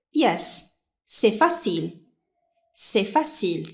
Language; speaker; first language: French; non-native, local second language; Arabic